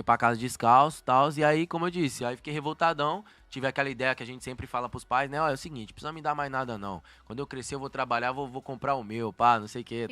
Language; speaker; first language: Portuguese; native; Portuguese